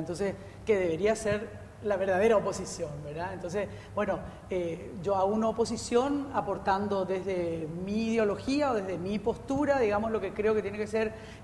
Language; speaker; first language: Spanish; native; Spanish